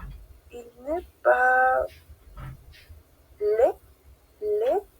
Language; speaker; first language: French; non-native, learner; Spanish